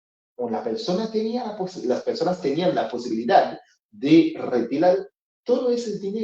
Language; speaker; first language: Spanish; non-native, fluent; Haitian Creole